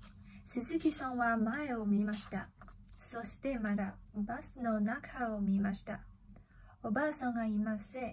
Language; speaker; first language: Japanese; non-native, learner; Chinese